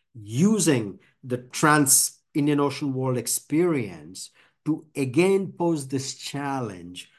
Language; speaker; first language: English; non-native, local second language; Bangla